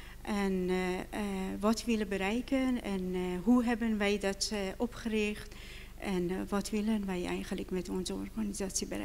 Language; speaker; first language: Dutch; non-native, learner; Persian